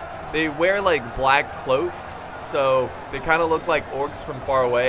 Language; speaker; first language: English; native; English